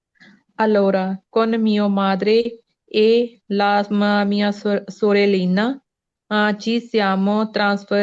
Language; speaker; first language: Italian; non-native, learner; Punjabi